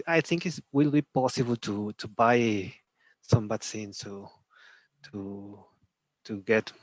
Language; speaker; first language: English; non-native, learner; Spanish